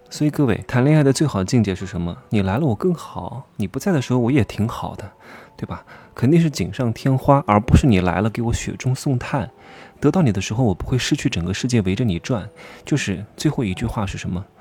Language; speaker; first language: Chinese; native; Chinese